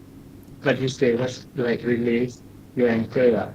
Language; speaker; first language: English; non-native, learner; Thai